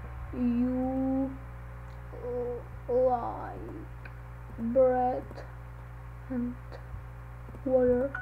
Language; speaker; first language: English; non-native, learner; Czech